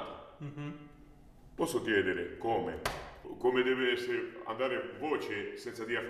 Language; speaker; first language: Italian; non-native, learner; Georgian